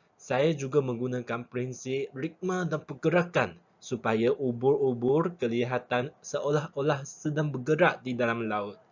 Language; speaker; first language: Malay; non-native, local second language; Chinese